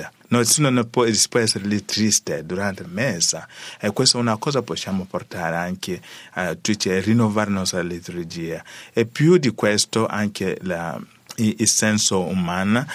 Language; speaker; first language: Italian; non-native, learner; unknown